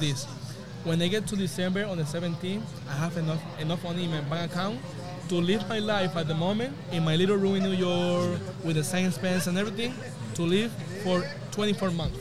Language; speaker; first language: English; non-native, fluent; Spanish